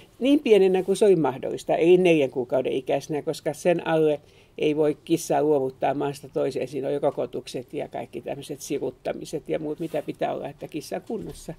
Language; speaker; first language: Finnish; native; Finnish